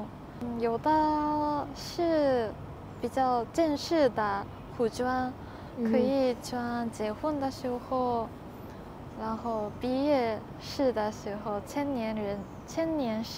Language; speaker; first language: Chinese; non-native, learner; Japanese